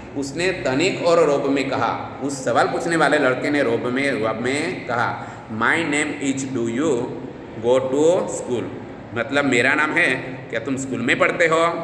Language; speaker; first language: Hindi; non-native, local second language; Gujarati